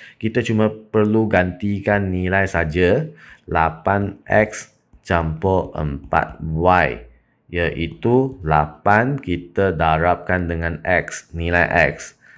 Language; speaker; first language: Malay; non-native, local second language; Chinese